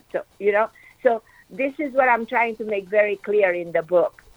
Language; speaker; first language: English; non-native, fluent; Romanian